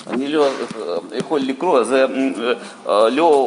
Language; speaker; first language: Hebrew; non-native, learner; Russian